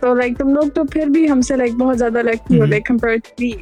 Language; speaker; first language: English; early bilingual, other home language; Urdu